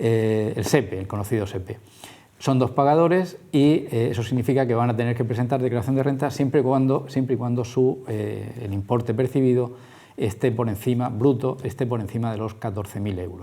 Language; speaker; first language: Spanish; native; Spanish